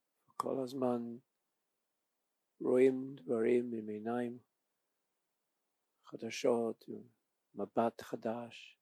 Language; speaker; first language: Hebrew; non-native, fluent; English